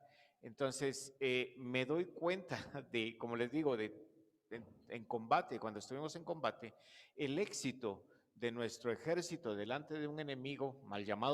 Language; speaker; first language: Spanish; native; Spanish